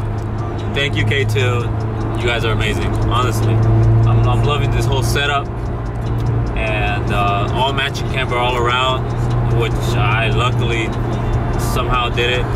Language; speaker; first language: English; native; English